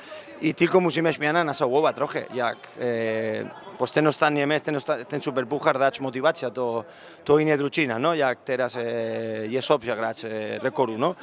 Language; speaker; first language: Polish; non-native, learner; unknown